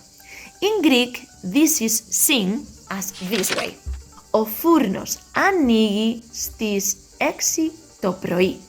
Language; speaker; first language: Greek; non-native, learner; Spanish